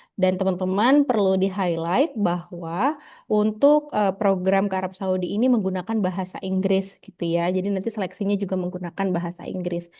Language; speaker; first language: Indonesian; native; Indonesian